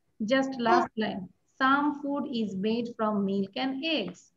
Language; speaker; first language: English; non-native, local second language; Bangla